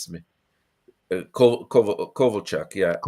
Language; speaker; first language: English; native; English